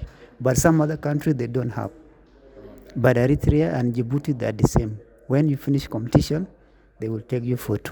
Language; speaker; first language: English; non-native, learner; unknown